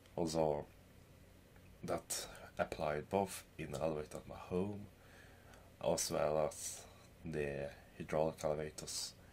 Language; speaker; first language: English; non-native, fluent; Swedish